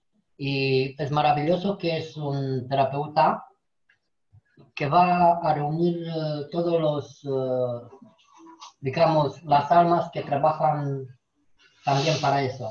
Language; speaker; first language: Spanish; non-native, fluent; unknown